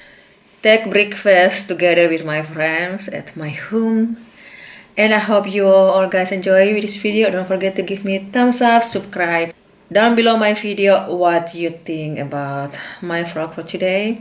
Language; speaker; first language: English; non-native, learner; Indonesian